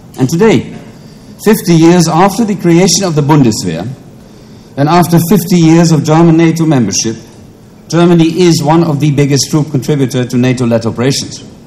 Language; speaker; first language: English; non-native, fluent; Dutch